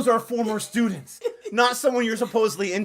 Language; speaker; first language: English; native; English